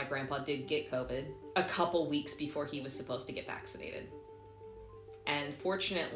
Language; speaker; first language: English; native; English